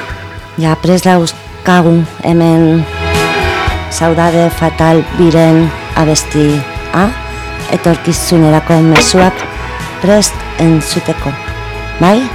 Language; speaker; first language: Basque; non-native, local second language; Spanish